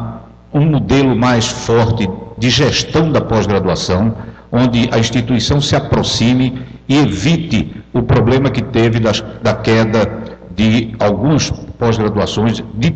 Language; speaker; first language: Portuguese; native; Portuguese